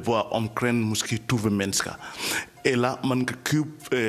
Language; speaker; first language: Danish; non-native, fluent; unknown